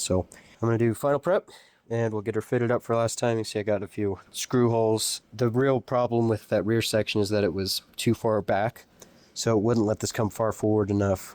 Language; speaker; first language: English; native; English